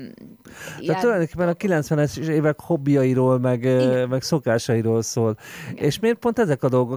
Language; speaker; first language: Hungarian; native; Hungarian